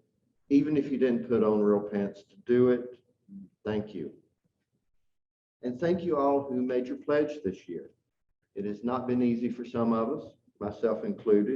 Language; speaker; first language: English; native; English